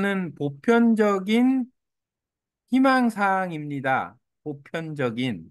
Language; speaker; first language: Korean; native; Korean